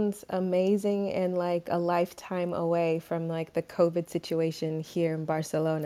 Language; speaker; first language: English; native; English